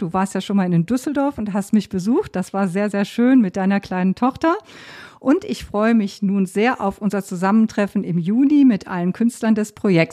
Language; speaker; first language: German; native; German